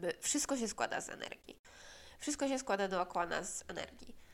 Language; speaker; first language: Polish; native; Polish